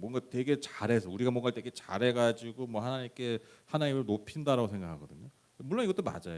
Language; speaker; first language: Korean; native; Korean